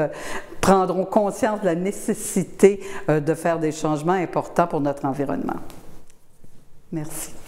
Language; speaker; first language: French; native; French